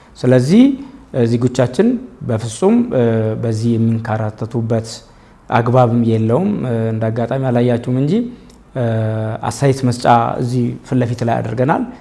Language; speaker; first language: Amharic; native; Amharic